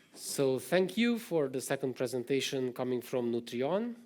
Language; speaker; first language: English; non-native, fluent; Romanian